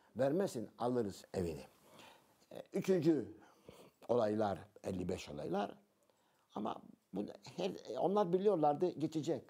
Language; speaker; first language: Turkish; non-native, local second language; Greek